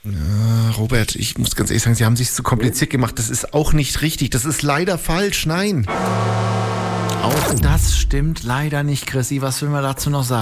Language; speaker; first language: German; native; German